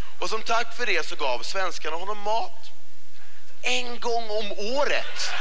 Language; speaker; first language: Swedish; early bilingual, other home language; Persian